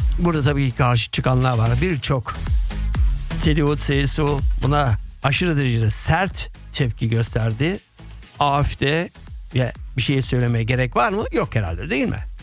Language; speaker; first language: Turkish; early bilingual, heritage; Turkish